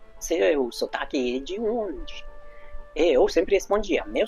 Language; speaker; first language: Portuguese; non-native, fluent; Hungarian